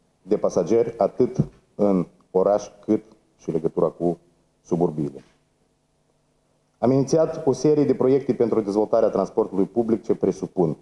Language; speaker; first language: Romanian; native; Romanian